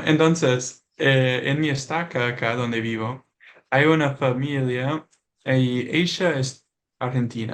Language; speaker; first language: Spanish; non-native, learner; English